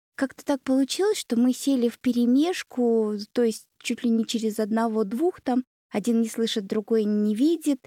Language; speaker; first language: Russian; native; Russian